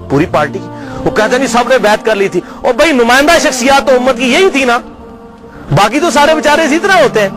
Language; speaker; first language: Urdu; non-native, local second language; Punjabi